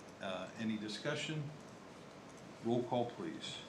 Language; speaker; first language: English; native; English